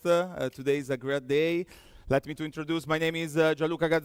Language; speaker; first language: English; non-native, fluent; Italian